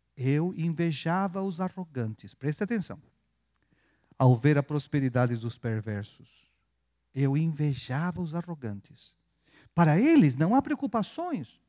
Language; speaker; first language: Portuguese; non-native, fluent; Spanish